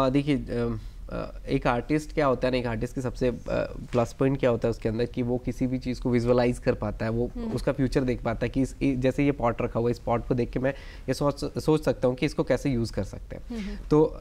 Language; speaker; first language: Hindi; native; Hindi